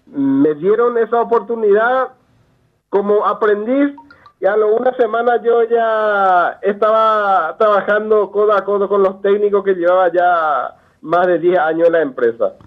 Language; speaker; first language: Spanish; native; Spanish